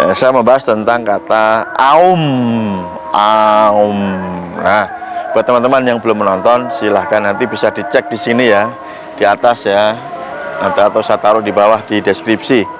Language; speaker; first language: Indonesian; non-native, local second language; Javanese